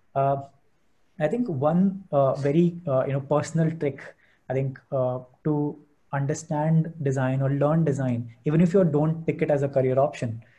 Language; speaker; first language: English; non-native, local second language; Hindi